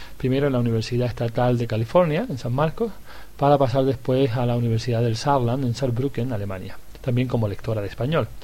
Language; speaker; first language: Spanish; native; Spanish